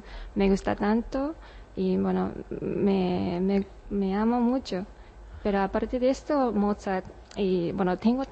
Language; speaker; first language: Spanish; non-native, learner; Japanese